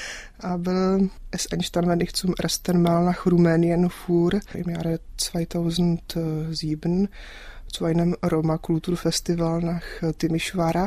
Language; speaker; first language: German; non-native, fluent; Czech